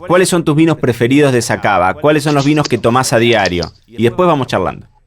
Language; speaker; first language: Spanish; native; Spanish